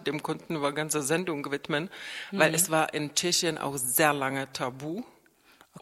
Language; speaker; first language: German; non-native, fluent; Czech